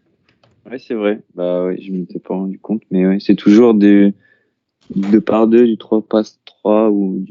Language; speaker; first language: French; native; French